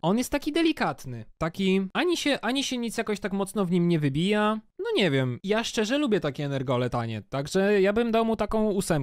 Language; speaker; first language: Polish; native; Polish